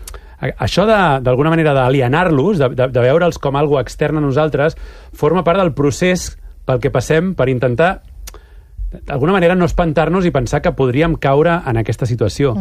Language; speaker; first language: Catalan; native; Catalan